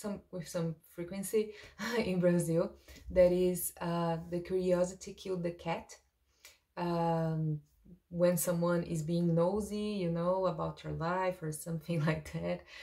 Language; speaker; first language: English; non-native, fluent; Portuguese